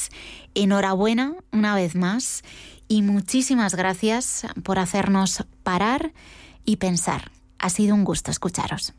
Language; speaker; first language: Spanish; native; Spanish